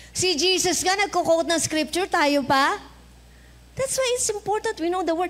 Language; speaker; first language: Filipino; native; Filipino